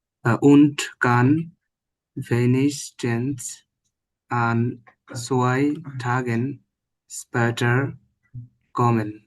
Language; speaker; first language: German; non-native, learner; Bangla